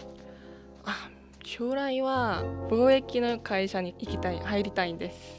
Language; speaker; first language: Japanese; non-native, learner; Korean